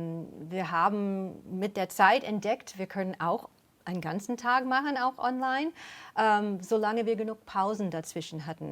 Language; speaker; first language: German; non-native, fluent; English